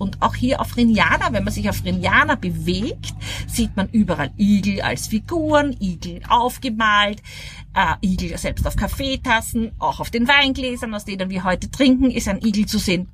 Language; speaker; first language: German; native; German